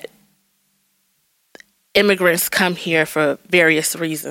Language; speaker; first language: English; native; English